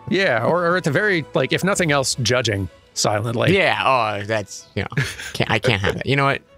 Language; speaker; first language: English; native; English